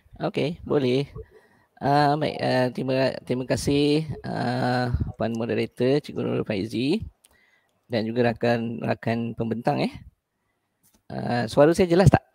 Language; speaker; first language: Malay; native; Malay